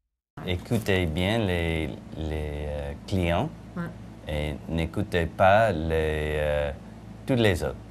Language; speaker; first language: French; non-native, learner; English